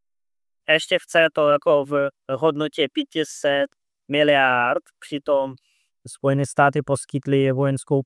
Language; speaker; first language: Czech; non-native, fluent; Russian